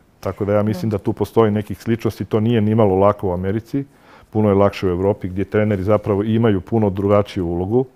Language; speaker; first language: Croatian; native; Croatian